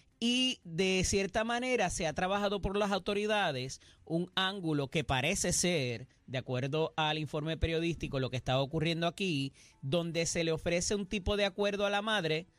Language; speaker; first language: Spanish; native; Spanish